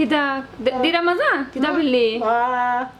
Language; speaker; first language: Indonesian; non-native, learner; Turkish